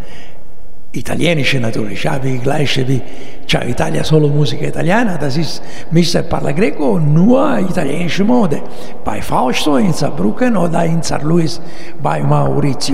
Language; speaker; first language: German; non-native, learner; Italian